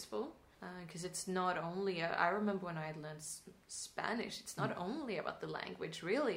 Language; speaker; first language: English; non-native, fluent; Swedish